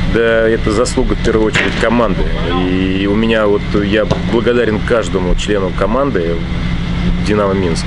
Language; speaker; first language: Russian; native; Russian